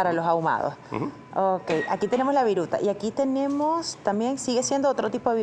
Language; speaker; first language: Spanish; native; Spanish